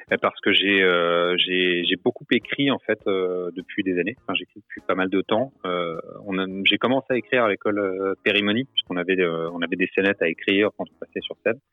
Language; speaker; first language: French; native; French